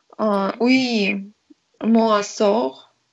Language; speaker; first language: French; non-native, learner; Russian